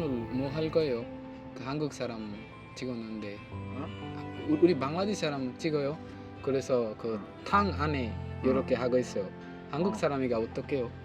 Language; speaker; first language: Korean; non-native, learner; Bangla